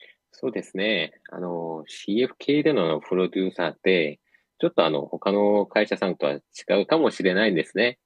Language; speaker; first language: Japanese; non-native, fluent; Korean